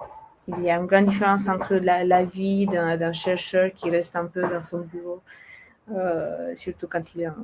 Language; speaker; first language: French; non-native, fluent; Romanian